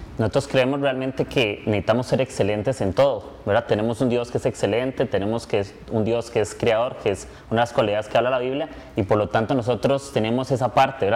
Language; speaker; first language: Spanish; native; Spanish